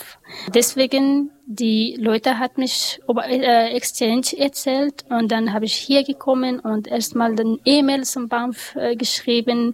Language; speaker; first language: German; non-native, learner; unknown